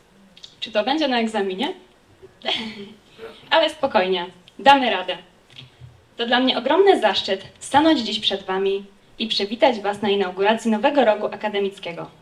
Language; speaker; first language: Polish; native; Polish